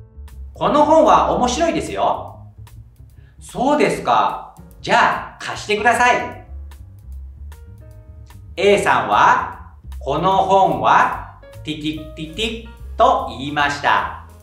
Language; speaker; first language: Japanese; non-native, fluent; Indonesian